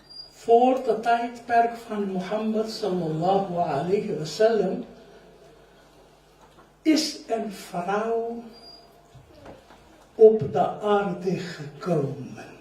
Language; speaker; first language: Dutch; non-native, fluent; Urdu